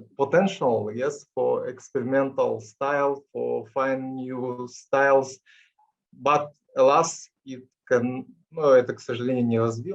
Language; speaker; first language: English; non-native, learner; Russian